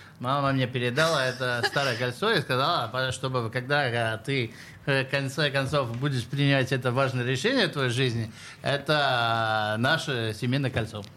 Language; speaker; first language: Russian; early bilingual, heritage; Russian